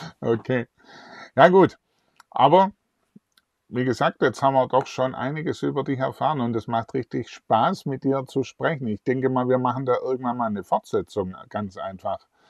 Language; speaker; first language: German; native; German